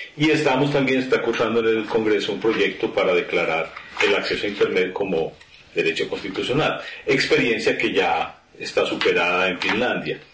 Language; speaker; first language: Spanish; native; Spanish